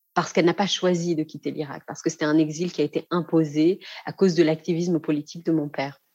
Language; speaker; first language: French; native; French